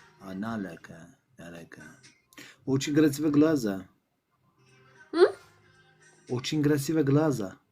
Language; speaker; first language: Russian; non-native, learner; Turkish